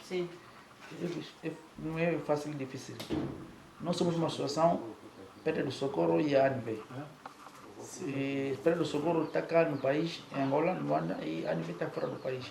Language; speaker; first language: Portuguese; native; Portuguese